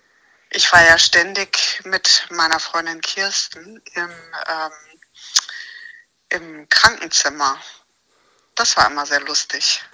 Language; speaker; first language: German; native; German